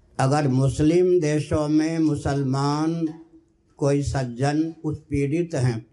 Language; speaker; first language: Hindi; non-native, local second language; Maithili